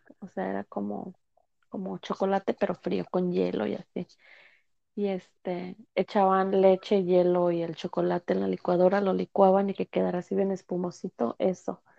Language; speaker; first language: Spanish; native; Spanish